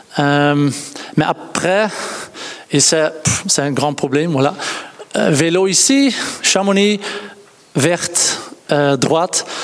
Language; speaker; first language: French; non-native, learner; Dutch